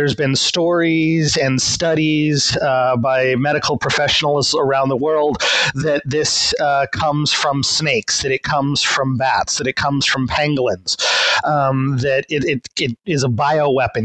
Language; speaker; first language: English; native; English